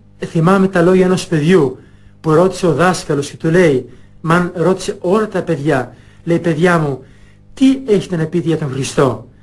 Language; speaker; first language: Greek; non-native, fluent; Albanian